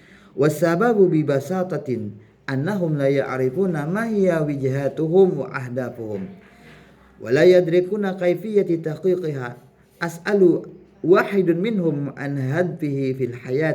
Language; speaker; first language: Arabic; non-native, learner; Indonesian